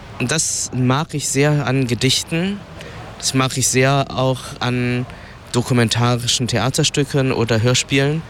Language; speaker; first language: German; early bilingual, other home language; Vietnamese